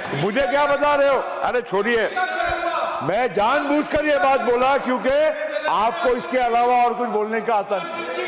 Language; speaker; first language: Hindi; non-native, local second language; Gujarati